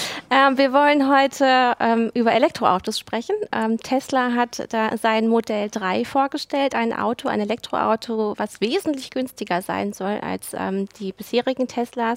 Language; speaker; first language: German; native; German